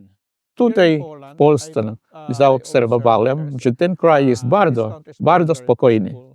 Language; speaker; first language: Polish; non-native, fluent; Filipino